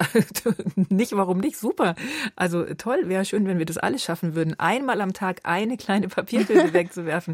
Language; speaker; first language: German; native; German